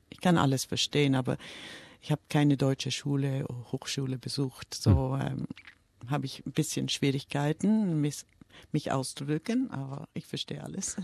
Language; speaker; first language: German; early bilingual, heritage; German